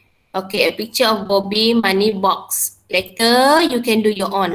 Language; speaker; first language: English; non-native, local second language; Malay